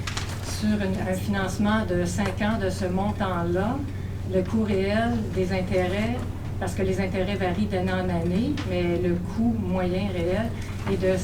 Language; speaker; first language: French; native; French